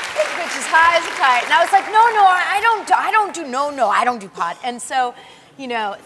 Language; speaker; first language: English; native; English